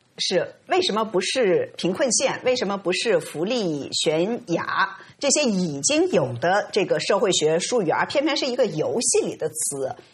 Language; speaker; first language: Chinese; native; Chinese